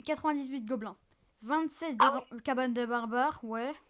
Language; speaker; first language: French; native; French